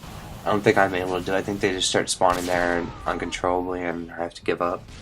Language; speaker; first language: English; native; English